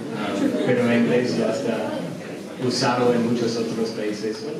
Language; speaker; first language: Spanish; non-native, learner; English